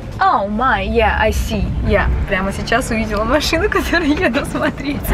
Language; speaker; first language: Russian; native; Russian